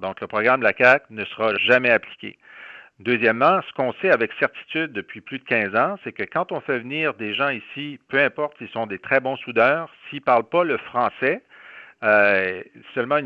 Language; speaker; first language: French; native; French